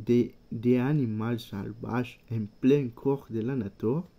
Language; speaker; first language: French; non-native, learner; Spanish